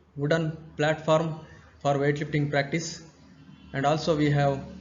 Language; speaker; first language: English; non-native, local second language; Kannada